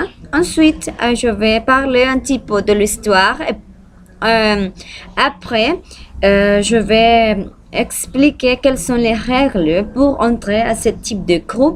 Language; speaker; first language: French; non-native, learner; Spanish